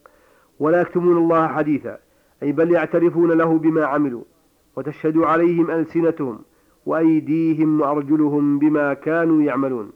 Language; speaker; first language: Arabic; native; Arabic